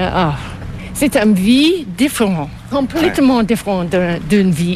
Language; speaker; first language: French; non-native, fluent; English